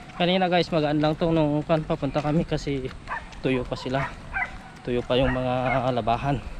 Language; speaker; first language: Filipino; non-native, local second language; Iloko